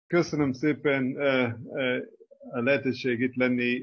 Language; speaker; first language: Hungarian; non-native, fluent; English